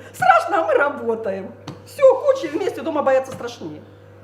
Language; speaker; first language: Russian; native; Russian